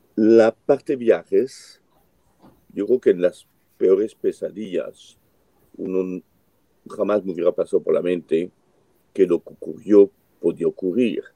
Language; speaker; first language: Spanish; non-native, fluent; French